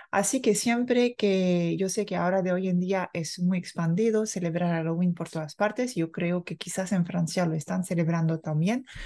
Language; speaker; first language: Spanish; non-native, fluent; French